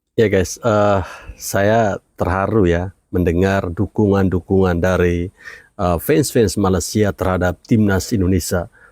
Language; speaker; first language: Indonesian; native; Indonesian